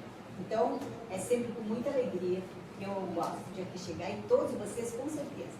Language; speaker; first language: Portuguese; native; Portuguese